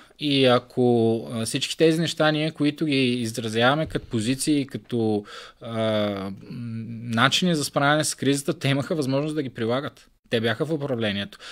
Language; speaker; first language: Bulgarian; native; Bulgarian